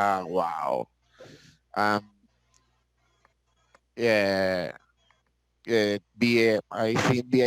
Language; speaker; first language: English; non-native, learner; Spanish